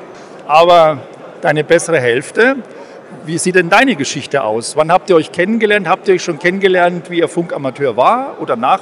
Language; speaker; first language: German; native; German